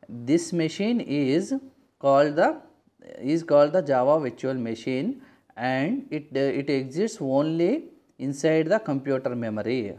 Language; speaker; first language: English; non-native, local second language; Telugu